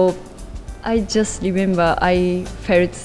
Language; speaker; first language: English; non-native, learner; Japanese